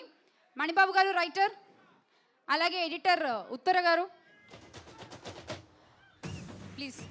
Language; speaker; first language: Telugu; native; Telugu